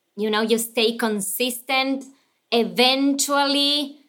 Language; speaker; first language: English; non-native, fluent; Spanish